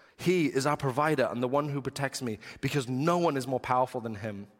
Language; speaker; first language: English; native; English